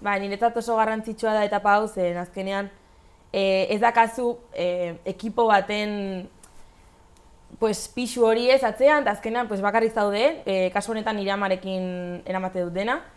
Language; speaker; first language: Basque; non-native, local second language; Spanish